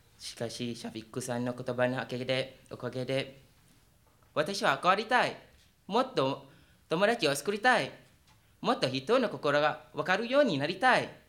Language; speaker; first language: Japanese; non-native, fluent; Malay